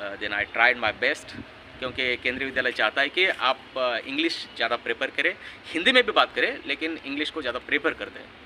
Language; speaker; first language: Hindi; non-native, local second language; Marathi